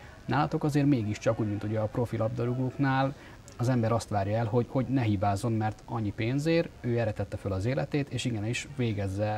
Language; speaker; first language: Hungarian; native; Hungarian